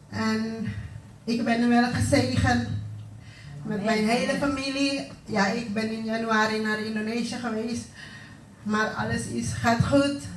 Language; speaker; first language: Dutch; non-native, learner; Indonesian